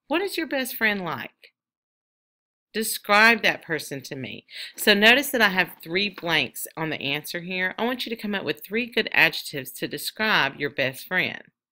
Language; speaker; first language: English; native; English